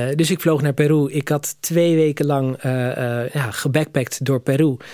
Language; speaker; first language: Dutch; native; Dutch